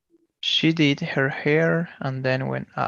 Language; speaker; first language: English; non-native, learner; Portuguese